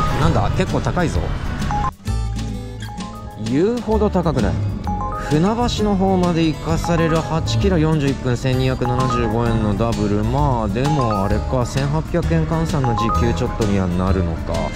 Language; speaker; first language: Japanese; native; Japanese